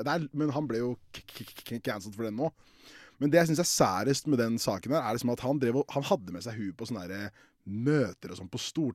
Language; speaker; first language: Norwegian; native; Norwegian